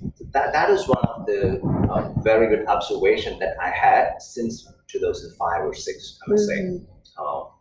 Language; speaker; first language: English; non-native, local second language; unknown